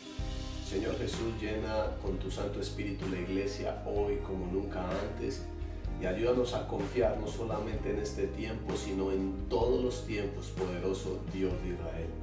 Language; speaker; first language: Spanish; native; Spanish